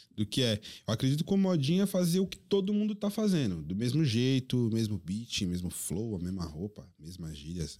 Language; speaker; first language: Portuguese; native; Portuguese